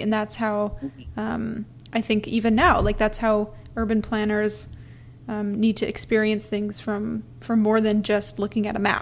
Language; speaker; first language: English; native; English